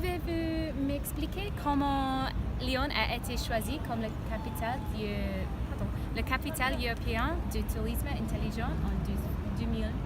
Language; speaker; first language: French; non-native, learner; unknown